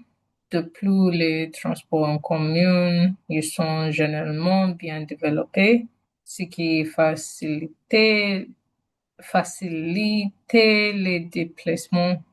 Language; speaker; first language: French; non-native, learner; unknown